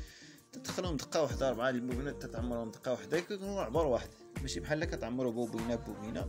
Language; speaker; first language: Arabic; native; Arabic